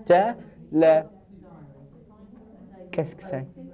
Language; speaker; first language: French; non-native, learner; English